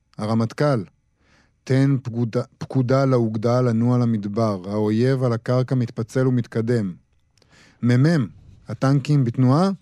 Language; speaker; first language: Hebrew; native; Hebrew